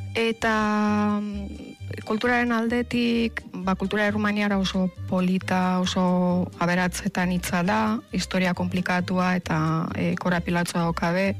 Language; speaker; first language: Basque; non-native, fluent; Romanian